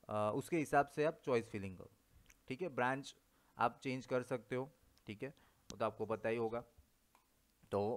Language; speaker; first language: Hindi; non-native, local second language; Gujarati